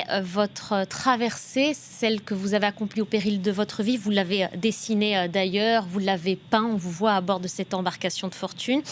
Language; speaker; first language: French; native; French